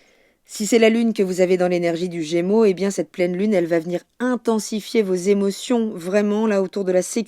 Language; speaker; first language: French; native; French